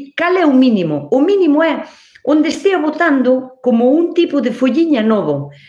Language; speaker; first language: Galician; native; Galician